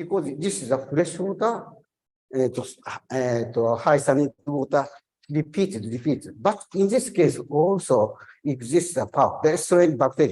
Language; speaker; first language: English; non-native, learner; Japanese